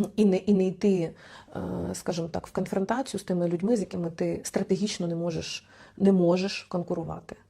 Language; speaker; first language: Ukrainian; native; Ukrainian